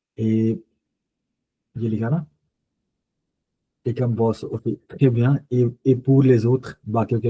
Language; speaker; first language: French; non-native, fluent; Punjabi